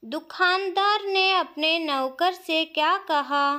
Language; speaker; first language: Hindi; non-native, local second language; Kannada